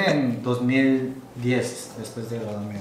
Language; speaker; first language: Spanish; early bilingual, other home language; Korean